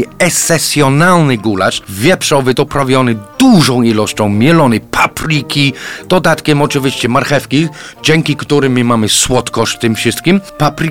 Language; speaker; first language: Polish; non-native, fluent; English